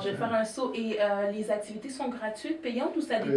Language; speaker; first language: French; native; French